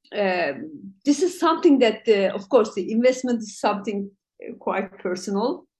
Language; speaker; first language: English; non-native, fluent; Turkish